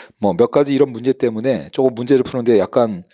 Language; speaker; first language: Korean; native; Korean